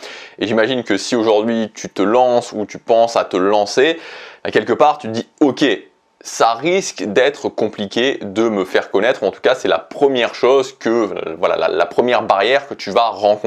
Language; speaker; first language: French; native; French